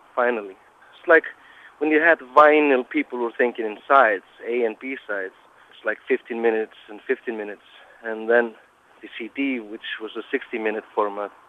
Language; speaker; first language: English; non-native, fluent; Icelandic